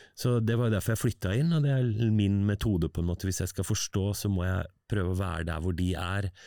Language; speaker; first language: Norwegian; native; Norwegian